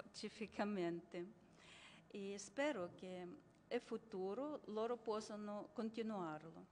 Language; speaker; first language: Italian; non-native, learner; Ukrainian